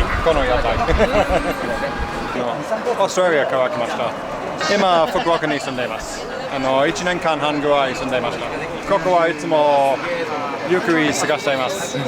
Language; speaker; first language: Japanese; non-native, learner; English